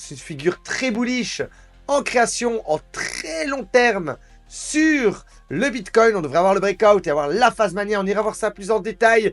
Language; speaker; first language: French; native; French